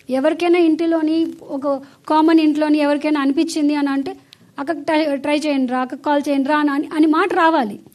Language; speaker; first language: Telugu; native; Telugu